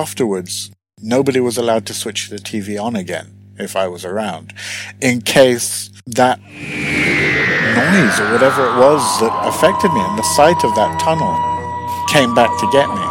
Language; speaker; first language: English; native; English